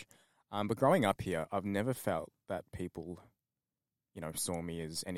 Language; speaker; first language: English; native; English